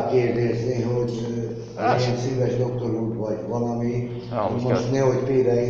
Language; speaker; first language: Hungarian; non-native, local second language; Serbian